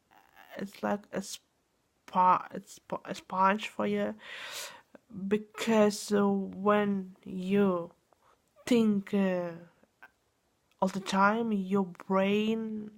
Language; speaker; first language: English; non-native, learner; Russian